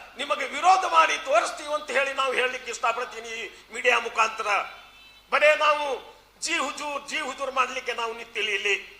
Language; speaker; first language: Kannada; non-native, local second language; Lambadi